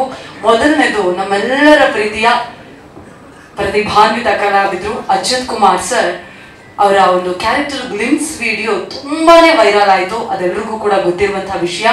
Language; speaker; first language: Kannada; native; Kannada